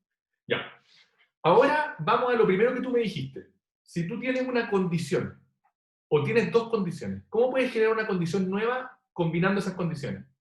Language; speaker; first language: Spanish; native; Spanish